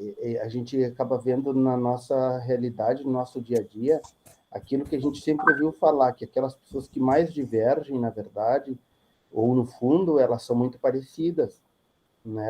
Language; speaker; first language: Portuguese; native; Portuguese